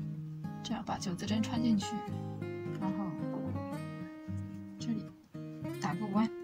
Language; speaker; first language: Chinese; native; Chinese